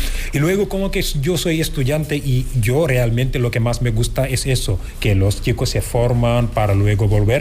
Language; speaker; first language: Spanish; non-native, fluent; Wolof